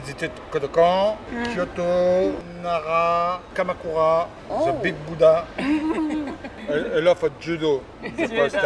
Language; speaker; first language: English; non-native, learner; French